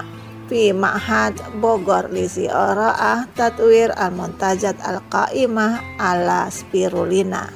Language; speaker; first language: Arabic; non-native, fluent; Indonesian